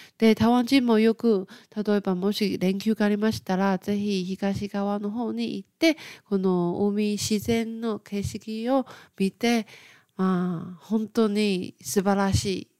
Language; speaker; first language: Japanese; non-native, fluent; Chinese